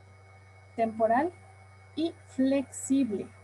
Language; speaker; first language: English; non-native, learner; Spanish